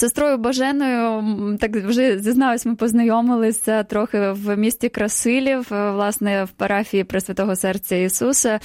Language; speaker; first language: Ukrainian; native; Ukrainian